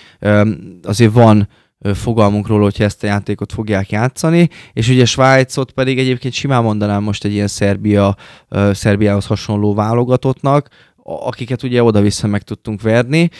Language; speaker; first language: Hungarian; native; Hungarian